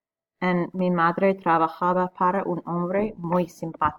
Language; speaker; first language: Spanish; non-native, fluent; English